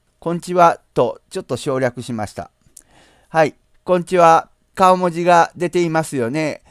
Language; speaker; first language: Japanese; native; Japanese